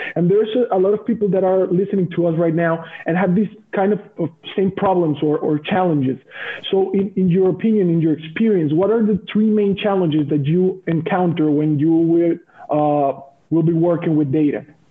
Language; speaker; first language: English; non-native, fluent; Spanish